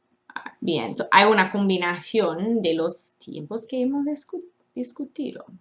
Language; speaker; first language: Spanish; non-native, fluent; English